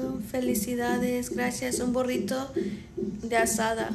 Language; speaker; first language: Spanish; early bilingual, heritage; Spanish